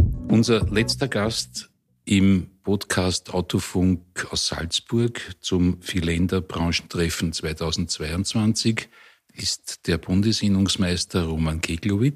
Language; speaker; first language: German; native; German